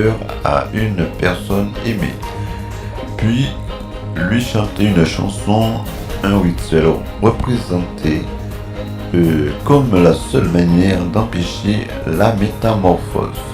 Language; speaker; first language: French; native; French